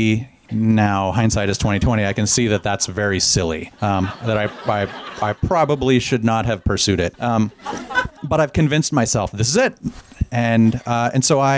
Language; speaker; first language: English; native; English